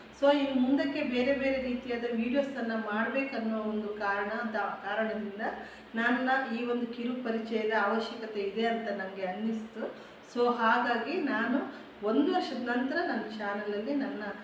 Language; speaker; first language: Kannada; native; Kannada